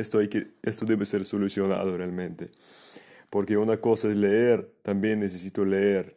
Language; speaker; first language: Spanish; non-native, fluent; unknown